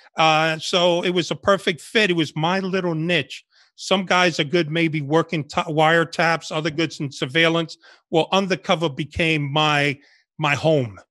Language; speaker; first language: English; early bilingual, other home language; Spanish